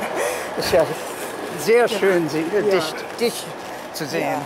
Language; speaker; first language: German; early bilingual, heritage; German